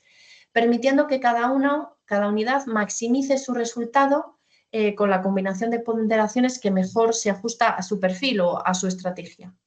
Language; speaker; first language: Spanish; native; Spanish